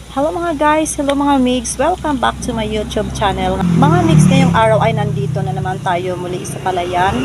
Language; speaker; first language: Filipino; non-native, local second language; Hiligaynon